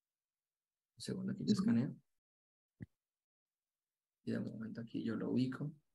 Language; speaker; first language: Spanish; native; Spanish